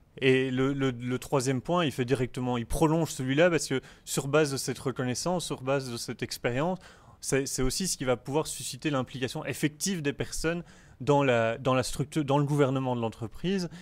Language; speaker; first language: French; native; French